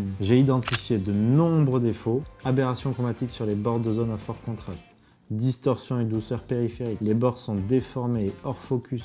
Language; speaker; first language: French; native; French